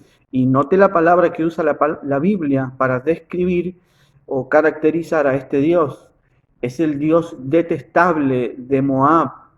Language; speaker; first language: Spanish; native; Spanish